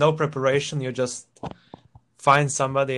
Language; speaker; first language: English; non-native, fluent; Croatian